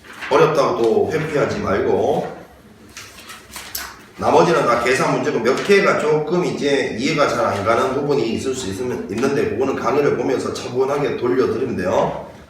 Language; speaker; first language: Korean; native; Korean